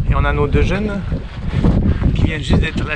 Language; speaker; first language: French; native; French